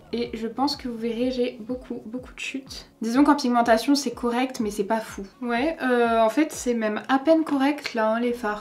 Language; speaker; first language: French; native; French